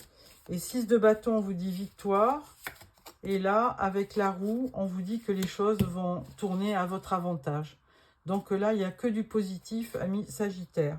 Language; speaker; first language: French; native; French